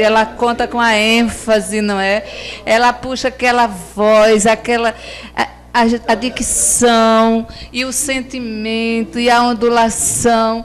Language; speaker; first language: Portuguese; native; Portuguese